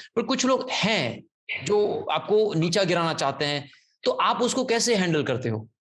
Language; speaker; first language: Hindi; non-native, local second language; Gujarati